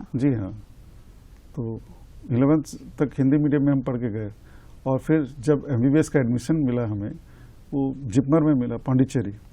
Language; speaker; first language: Hindi; native; Hindi